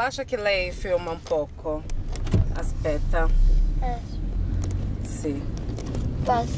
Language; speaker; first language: Italian; non-native, learner; Portuguese